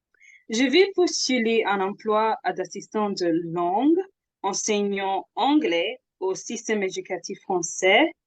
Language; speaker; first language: French; non-native, fluent; English